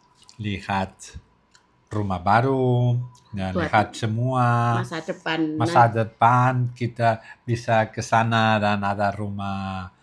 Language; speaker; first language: Indonesian; non-native, learner; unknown